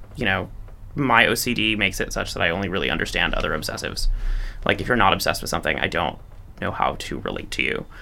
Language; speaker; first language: English; native; English